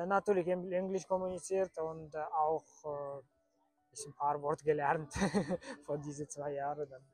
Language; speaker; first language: German; non-native, learner; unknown